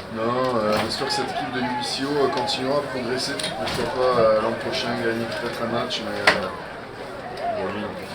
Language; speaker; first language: French; native; French